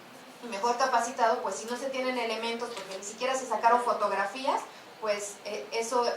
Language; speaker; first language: Spanish; native; Spanish